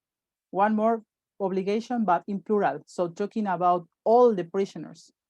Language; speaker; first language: English; non-native, fluent; Spanish